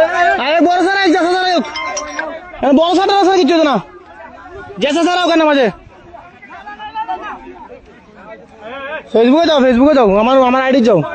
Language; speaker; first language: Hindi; non-native, learner; Bangla